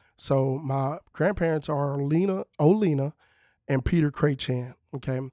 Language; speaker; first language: English; native; English